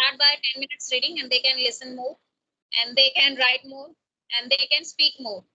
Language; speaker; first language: English; non-native, local second language; Hindi